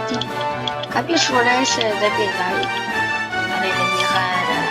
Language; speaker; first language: Greek; early bilingual, heritage; Greek